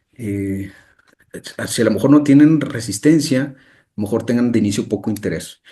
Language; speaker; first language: Spanish; native; Spanish